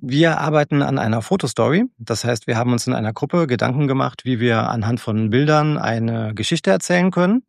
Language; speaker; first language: German; native; German